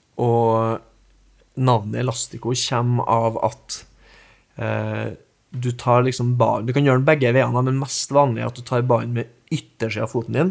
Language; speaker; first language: Norwegian; native; Norwegian